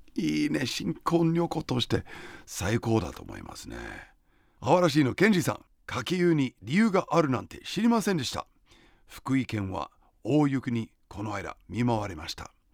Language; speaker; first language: Japanese; non-native, fluent; English